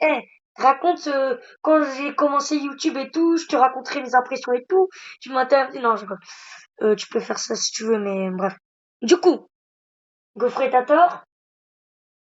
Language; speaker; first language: French; native; French